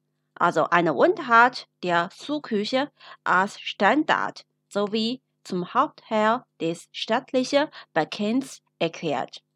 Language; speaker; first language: German; non-native, fluent; Chinese